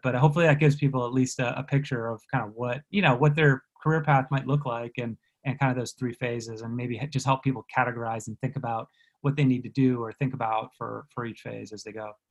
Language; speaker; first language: English; native; English